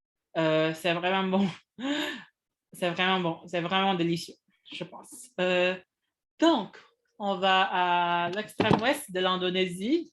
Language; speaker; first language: French; non-native, fluent; Indonesian